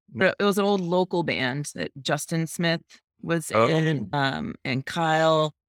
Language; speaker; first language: English; native; English